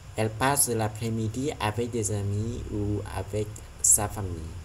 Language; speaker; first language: French; non-native, learner; Vietnamese